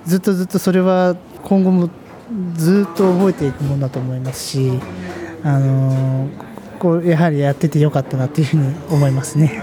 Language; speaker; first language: Japanese; native; Japanese